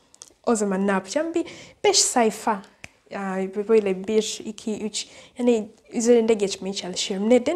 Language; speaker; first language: Turkish; non-native, learner; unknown